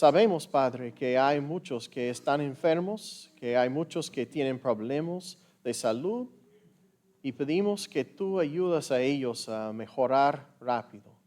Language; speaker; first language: Spanish; non-native, fluent; English